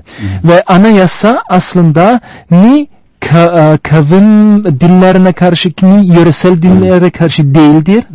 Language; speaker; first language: Turkish; non-native, fluent; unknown